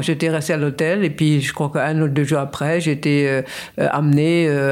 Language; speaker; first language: French; non-native, fluent; German